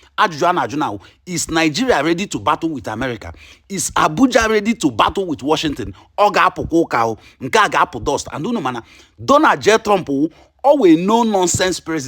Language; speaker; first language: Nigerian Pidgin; non-native, local second language; Igbo